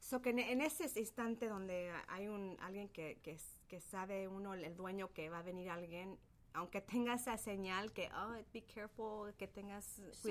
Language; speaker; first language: Spanish; early bilingual, heritage; Spanish